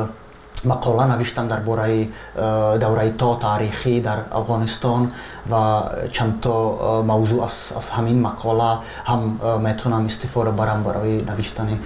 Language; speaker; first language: Persian; non-native, fluent; Slovak